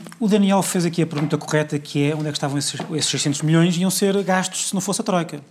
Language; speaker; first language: Portuguese; native; Portuguese